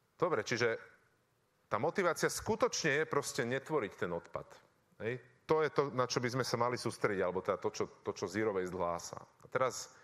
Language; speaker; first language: Slovak; native; Slovak